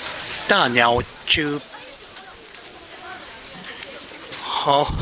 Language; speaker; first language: Chinese; non-native, learner; Japanese